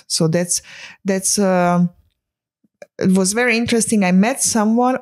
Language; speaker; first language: English; non-native, fluent; Hungarian